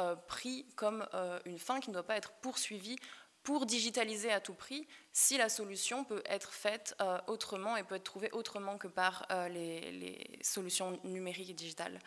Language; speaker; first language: French; native; French